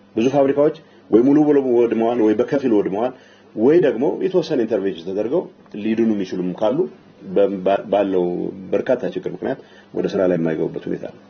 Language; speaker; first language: Amharic; non-native, local second language; Tigrinya